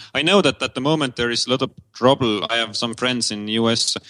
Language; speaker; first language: English; non-native, fluent; Estonian